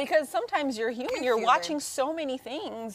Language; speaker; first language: English; native; English